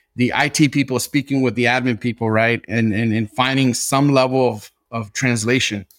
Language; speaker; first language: English; early bilingual, other home language; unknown